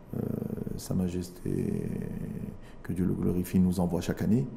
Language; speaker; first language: French; non-native, local second language; Arabic